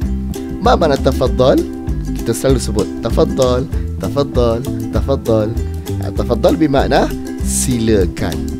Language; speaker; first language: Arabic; non-native, fluent; Malay